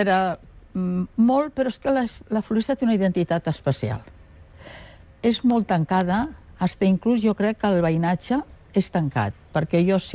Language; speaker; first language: Catalan; native; Catalan